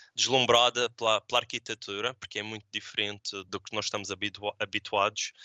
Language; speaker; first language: Portuguese; native; Portuguese